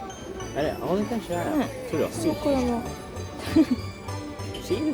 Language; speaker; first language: Swedish; native; Swedish